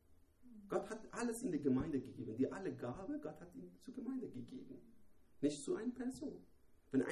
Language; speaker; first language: German; non-native, learner; Persian